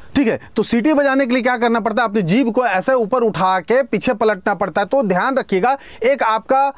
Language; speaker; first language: Hindi; native; Hindi